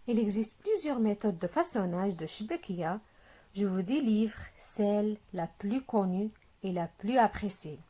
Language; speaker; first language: French; non-native, local second language; Arabic